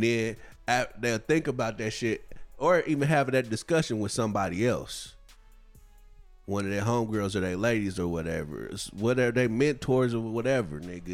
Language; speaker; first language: English; native; English